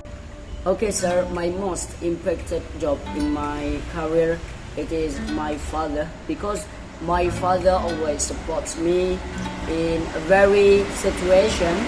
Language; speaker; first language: English; non-native, learner; Indonesian